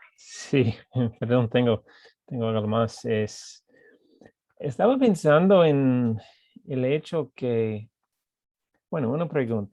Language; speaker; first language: Spanish; non-native, fluent; English